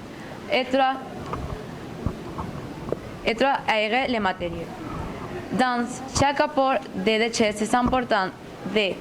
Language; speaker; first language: French; non-native, learner; Spanish